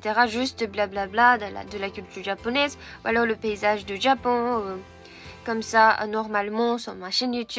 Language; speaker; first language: French; non-native, fluent; Japanese